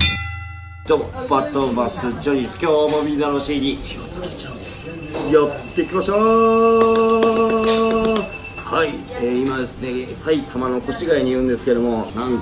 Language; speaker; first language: Japanese; native; Japanese